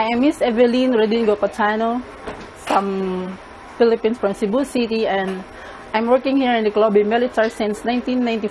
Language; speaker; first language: English; non-native, local second language; Cebuano